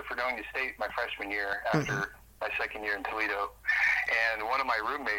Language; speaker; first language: English; native; English